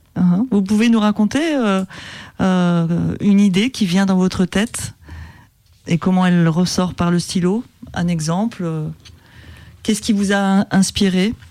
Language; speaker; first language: French; native; French